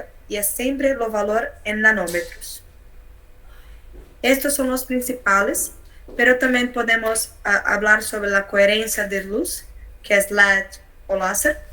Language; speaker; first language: Spanish; non-native, learner; Portuguese